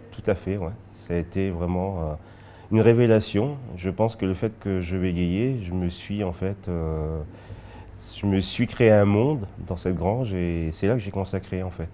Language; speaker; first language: French; early bilingual, other home language; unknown